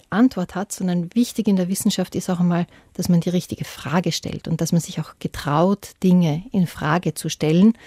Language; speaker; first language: German; native; German